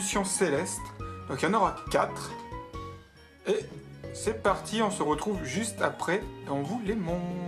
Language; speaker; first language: French; native; French